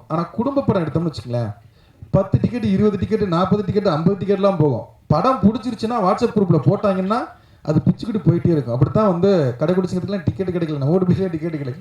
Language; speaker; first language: Tamil; native; Tamil